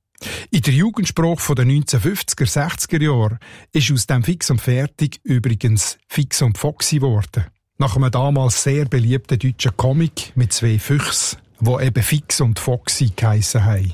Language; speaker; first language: German; native; German